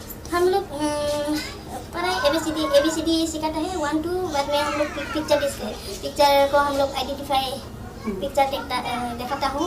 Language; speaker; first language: Hindi; non-native, local second language; Garo